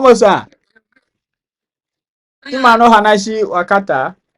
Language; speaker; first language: Japanese; non-native, learner; English